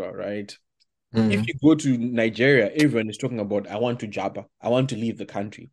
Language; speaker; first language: English; non-native, local second language; Shona